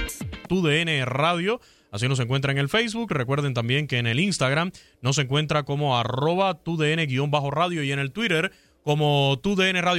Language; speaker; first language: Spanish; native; Spanish